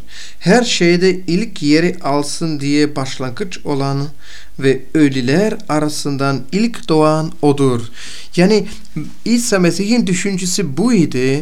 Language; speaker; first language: Turkish; non-native, fluent; Bulgarian